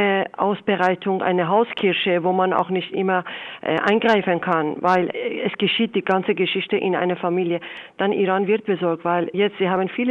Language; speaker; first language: German; non-native, fluent; Persian